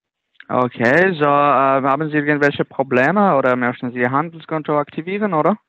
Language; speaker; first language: German; non-native, learner; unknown